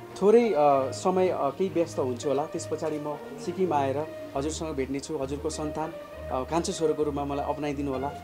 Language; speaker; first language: Nepali; native; Nepali